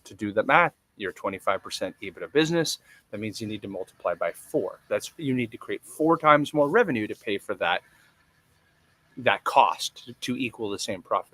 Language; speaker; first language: English; native; English